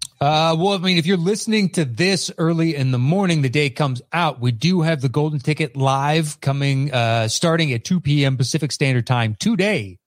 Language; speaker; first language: English; native; English